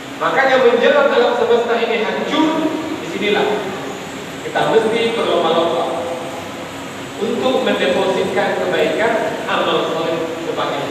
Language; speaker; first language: Indonesian; native; Indonesian